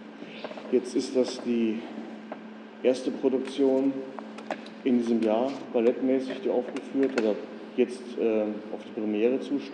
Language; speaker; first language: German; native; German